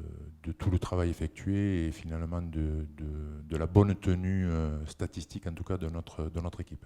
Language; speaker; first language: French; native; French